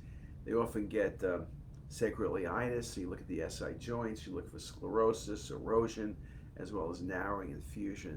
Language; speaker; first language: English; native; English